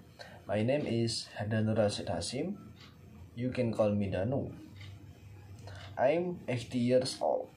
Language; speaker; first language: English; non-native, learner; Indonesian